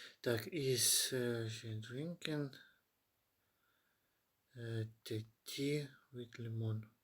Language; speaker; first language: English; non-native, learner; Ukrainian